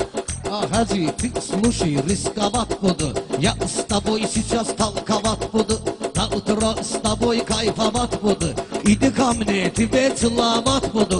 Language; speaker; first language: Russian; non-native, learner; Talysh